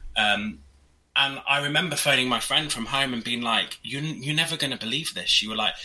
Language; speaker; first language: English; native; English